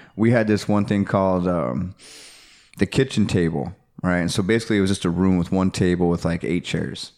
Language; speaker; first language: English; native; English